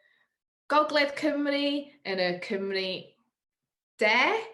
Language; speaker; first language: Welsh; non-native, learner; English